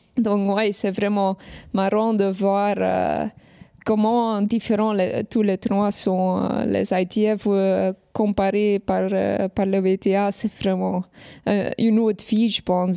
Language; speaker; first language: French; non-native, local second language; Dutch